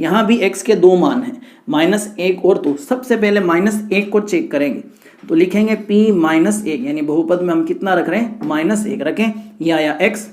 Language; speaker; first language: Hindi; native; Hindi